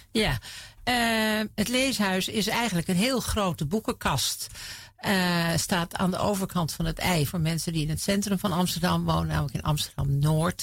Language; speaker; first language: Dutch; native; Dutch